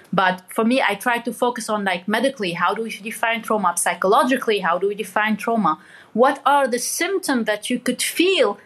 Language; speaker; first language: English; non-native, fluent; Arabic